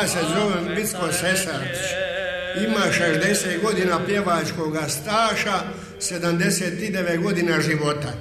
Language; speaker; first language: Croatian; native; Croatian